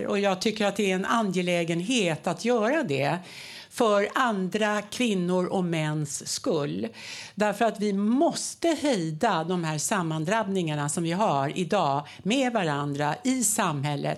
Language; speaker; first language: Swedish; native; Swedish